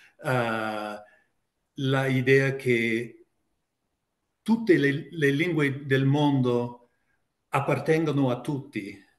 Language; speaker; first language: Italian; non-native, learner; English